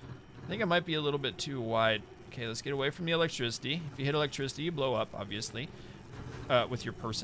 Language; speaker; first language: English; native; English